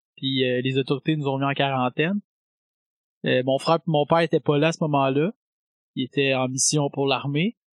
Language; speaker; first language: French; native; French